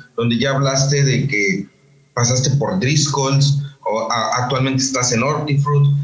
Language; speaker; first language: Spanish; native; Spanish